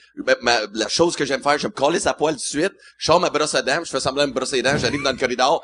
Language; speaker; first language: French; non-native, local second language; English